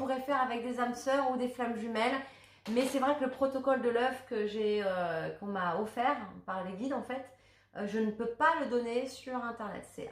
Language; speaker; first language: French; native; French